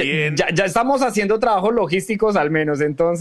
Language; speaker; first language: Spanish; native; Spanish